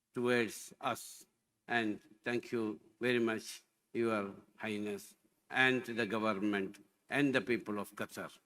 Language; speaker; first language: English; non-native, local second language; Malayalam